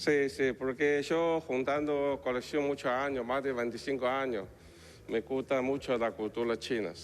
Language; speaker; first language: Spanish; non-native, learner; Chinese